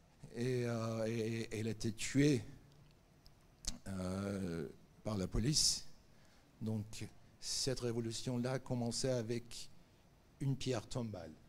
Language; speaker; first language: French; non-native, fluent; Persian